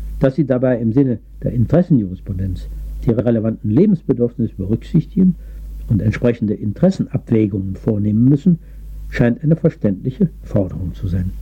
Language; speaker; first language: German; native; German